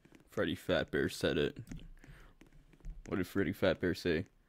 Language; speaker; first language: English; native; English